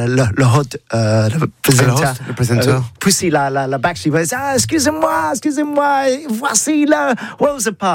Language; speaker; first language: French; non-native, learner; English